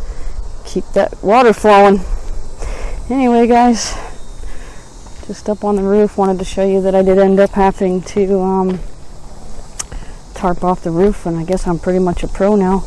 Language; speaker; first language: English; native; English